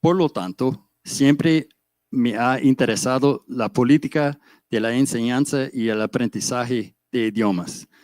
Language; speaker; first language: Spanish; non-native, fluent; English